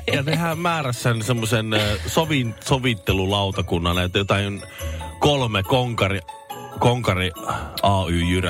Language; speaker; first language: Finnish; native; Finnish